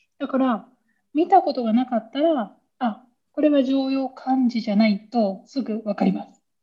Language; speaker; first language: Japanese; native; Japanese